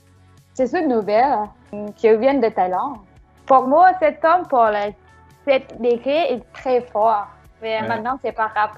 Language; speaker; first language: French; non-native, learner; Thai